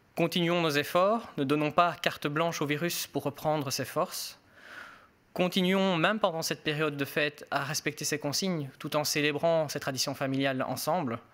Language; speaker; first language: French; native; French